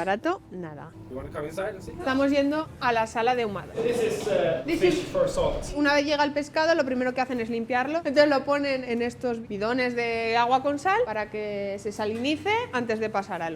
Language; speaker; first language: Spanish; native; Spanish